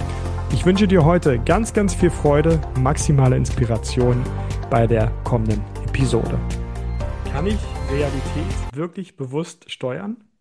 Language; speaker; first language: German; native; German